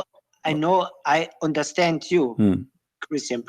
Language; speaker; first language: English; non-native, learner; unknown